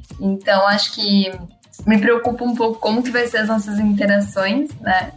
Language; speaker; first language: Portuguese; native; Portuguese